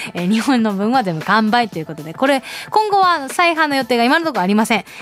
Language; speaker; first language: Japanese; early bilingual, heritage; Japanese